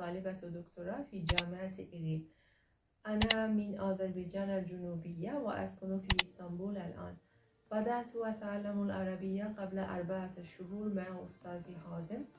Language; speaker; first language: Arabic; non-native, learner; Azerbaijani